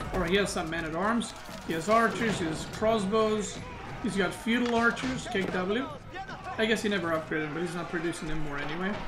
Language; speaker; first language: English; non-native, fluent; Serbian